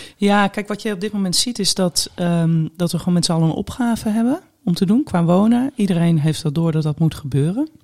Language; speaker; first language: Dutch; native; Dutch